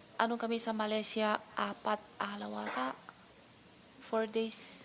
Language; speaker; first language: Filipino; non-native, learner; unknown